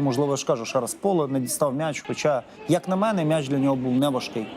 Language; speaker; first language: Ukrainian; native; Ukrainian